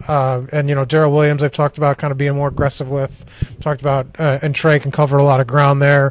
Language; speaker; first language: English; native; English